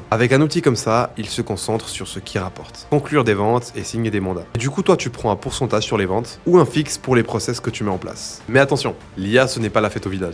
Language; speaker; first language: French; native; French